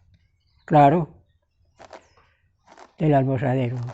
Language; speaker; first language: Spanish; native; Spanish